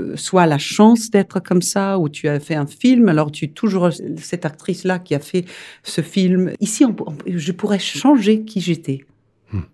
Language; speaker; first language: French; non-native, fluent; Danish